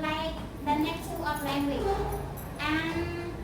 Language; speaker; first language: English; non-native, learner; Khmer